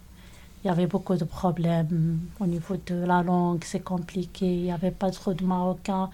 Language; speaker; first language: French; non-native, local second language; Arabic